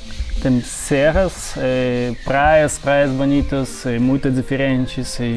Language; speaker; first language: Portuguese; non-native, learner; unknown